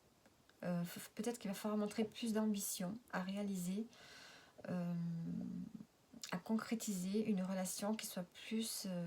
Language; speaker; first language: French; native; French